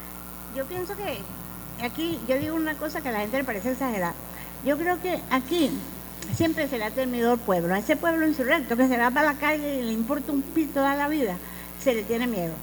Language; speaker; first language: Spanish; native; Spanish